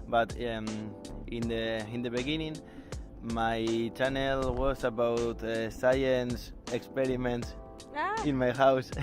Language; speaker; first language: English; non-native, fluent; Spanish